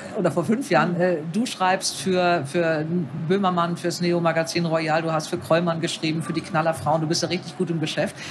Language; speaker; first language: German; native; German